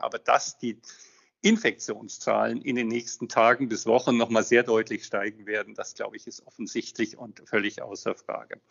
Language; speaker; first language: German; native; German